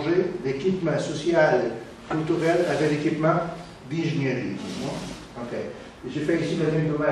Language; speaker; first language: French; non-native, learner; Portuguese